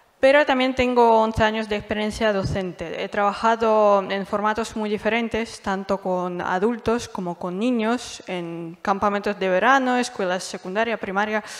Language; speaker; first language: Spanish; non-native, fluent; Russian